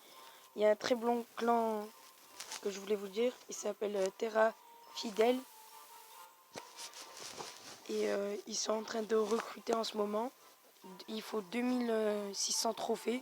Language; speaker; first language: French; native; French